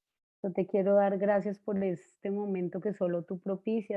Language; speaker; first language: Spanish; native; Spanish